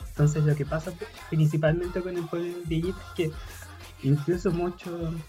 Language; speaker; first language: Spanish; native; Spanish